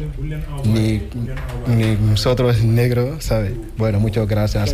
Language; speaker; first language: Spanish; non-native, learner; Wolof